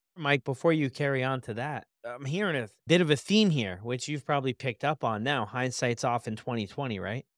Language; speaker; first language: English; native; English